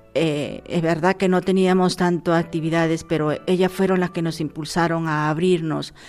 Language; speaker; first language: Spanish; native; Spanish